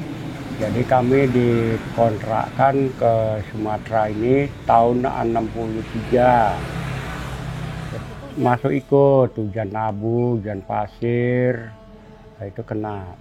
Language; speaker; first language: Indonesian; non-native, local second language; Balinese